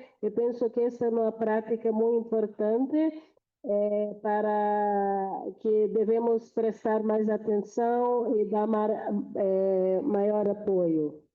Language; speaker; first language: Portuguese; non-native, fluent; Spanish